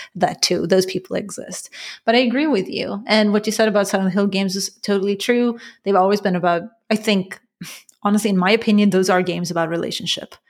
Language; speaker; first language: English; non-native, fluent; Persian